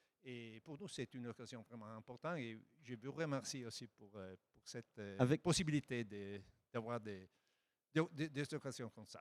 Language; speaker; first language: French; non-native, fluent; Italian